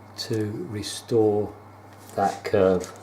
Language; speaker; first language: English; native; English